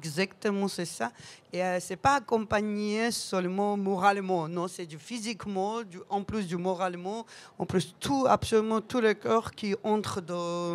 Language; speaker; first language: French; non-native, learner; Georgian